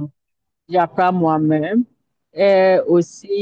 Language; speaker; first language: French; non-native, learner; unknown